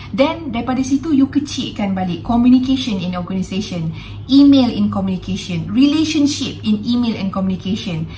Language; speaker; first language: English; non-native, local second language; Malay